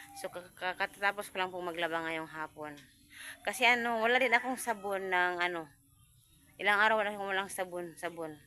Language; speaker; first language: Filipino; non-native, local second language; Cebuano